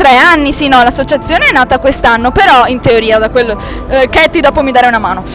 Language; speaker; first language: Italian; native; Italian